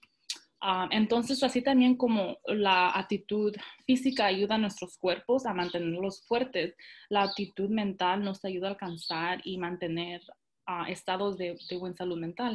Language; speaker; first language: Spanish; early bilingual, heritage; Spanish